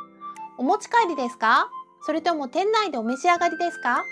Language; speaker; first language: Japanese; native; Japanese